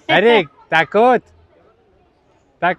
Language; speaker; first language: Indonesian; non-native, learner; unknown